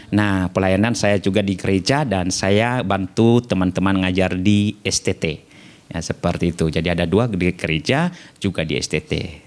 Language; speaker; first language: Indonesian; non-native, local second language; Nias